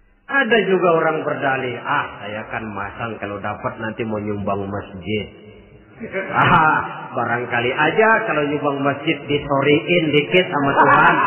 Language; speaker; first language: Indonesian; native; Indonesian